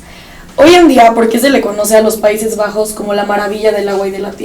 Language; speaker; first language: Spanish; native; Spanish